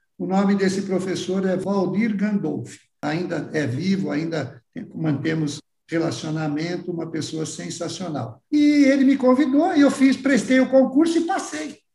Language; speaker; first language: Portuguese; early bilingual, other home language; Italian